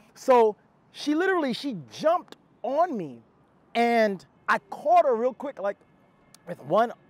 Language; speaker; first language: English; native; English